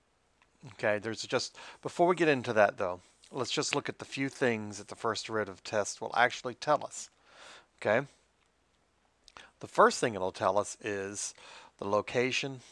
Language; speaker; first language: English; native; English